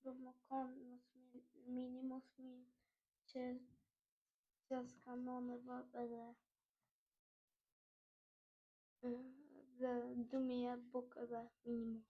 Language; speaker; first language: Albanian; early bilingual, heritage; Albanian